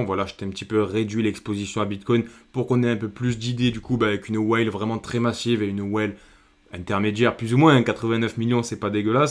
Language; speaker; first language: French; native; French